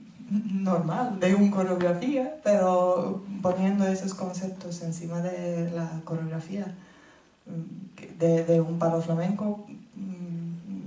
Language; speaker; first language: Spanish; non-native, fluent; Finnish